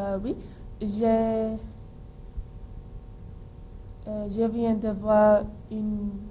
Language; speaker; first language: French; non-native, learner; English